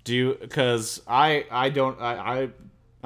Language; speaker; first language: English; native; English